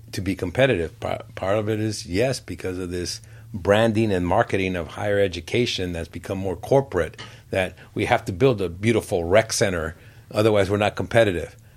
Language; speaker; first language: English; native; English